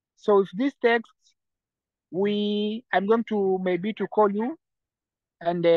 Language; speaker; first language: English; non-native, fluent; Rundi